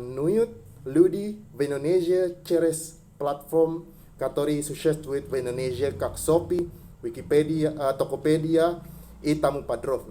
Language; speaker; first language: Russian; non-native, learner; Indonesian